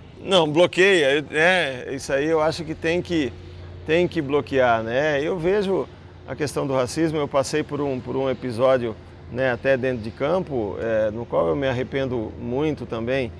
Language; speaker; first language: Portuguese; native; Portuguese